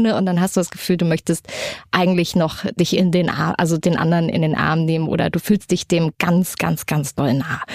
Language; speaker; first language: German; native; German